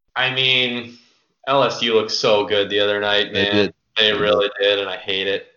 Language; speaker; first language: English; native; English